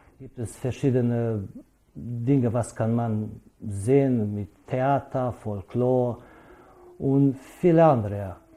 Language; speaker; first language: German; non-native, learner; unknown